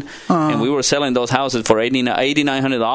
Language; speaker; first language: English; non-native, fluent; Spanish